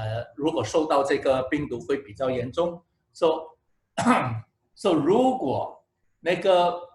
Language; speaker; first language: Chinese; non-native, local second language; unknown